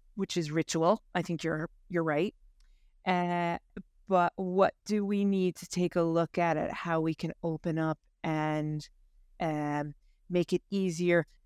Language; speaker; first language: English; native; English